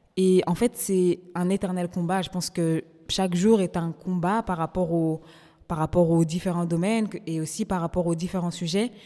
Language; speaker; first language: French; native; French